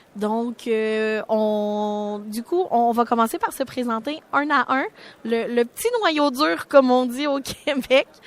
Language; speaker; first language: French; native; French